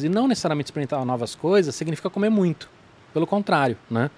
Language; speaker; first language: Portuguese; native; Portuguese